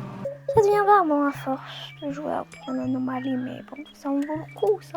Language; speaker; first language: French; native; French